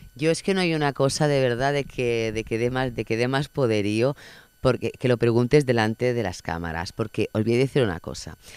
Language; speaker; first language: Spanish; non-native, local second language; Catalan